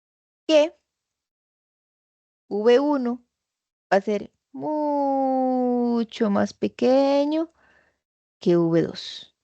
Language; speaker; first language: Spanish; native; Spanish